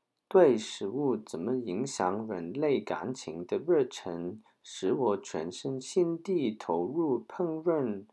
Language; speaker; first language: Chinese; non-native, learner; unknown